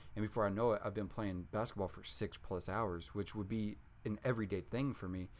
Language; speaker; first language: English; native; English